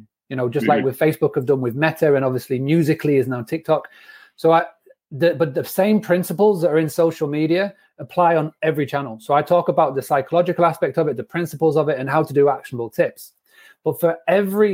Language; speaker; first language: English; native; English